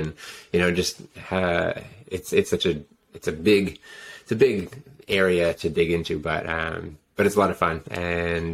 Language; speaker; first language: English; native; English